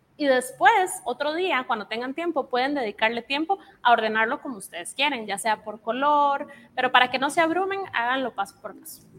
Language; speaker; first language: Spanish; native; Spanish